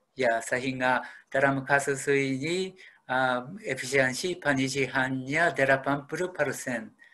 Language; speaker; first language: Indonesian; non-native, fluent; Japanese